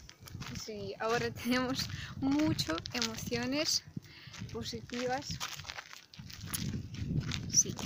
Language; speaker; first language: Spanish; non-native, learner; Russian